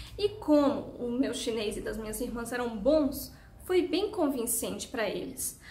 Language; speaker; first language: Portuguese; early bilingual, heritage; Portuguese